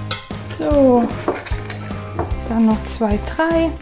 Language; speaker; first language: German; non-native, fluent; Italian